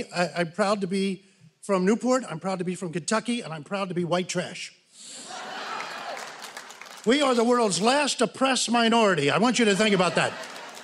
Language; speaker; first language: English; native; English